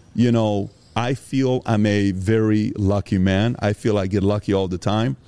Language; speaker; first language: English; early bilingual, other home language; Persian